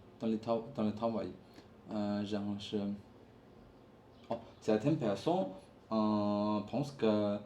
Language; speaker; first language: French; non-native, learner; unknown